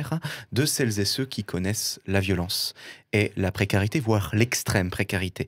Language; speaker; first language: French; native; French